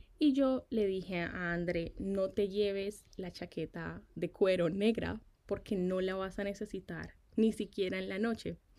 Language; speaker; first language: Spanish; native; Spanish